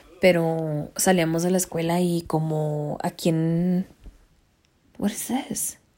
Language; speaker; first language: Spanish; early bilingual, heritage; Spanish